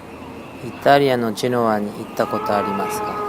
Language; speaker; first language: Japanese; non-native, fluent; French